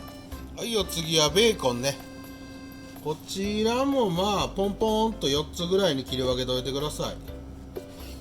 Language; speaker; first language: Japanese; native; Japanese